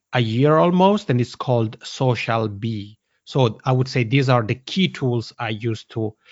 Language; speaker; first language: English; non-native, fluent; Italian